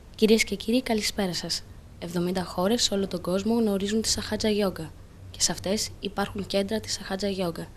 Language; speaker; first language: Greek; native; Greek